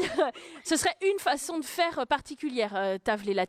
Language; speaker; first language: French; native; French